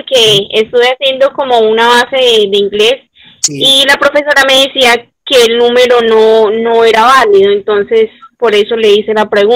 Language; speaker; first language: Spanish; native; Spanish